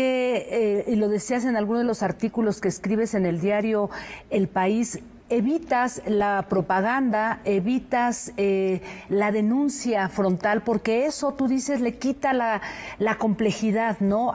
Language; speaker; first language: Spanish; native; Spanish